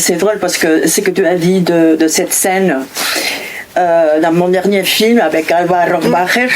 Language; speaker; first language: French; non-native, fluent; Spanish